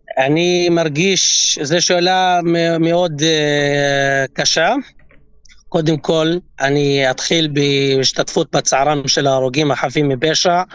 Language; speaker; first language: Hebrew; non-native, local second language; Arabic